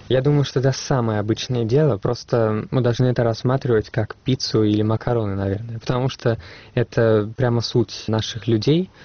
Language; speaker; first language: Russian; non-native, fluent; Italian